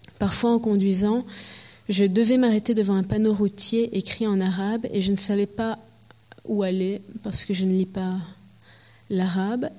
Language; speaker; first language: French; early bilingual, heritage; French